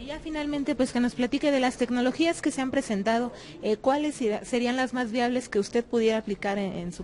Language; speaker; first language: Spanish; native; Spanish